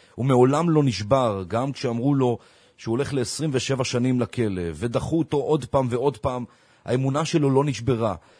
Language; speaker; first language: Hebrew; native; Hebrew